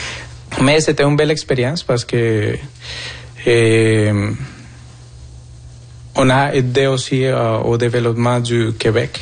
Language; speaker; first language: French; non-native, fluent; Spanish